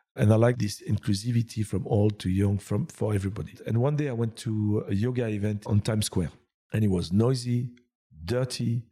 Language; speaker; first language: English; non-native, fluent; French